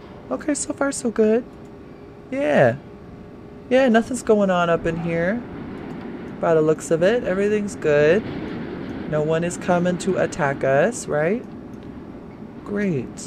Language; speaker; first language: English; native; English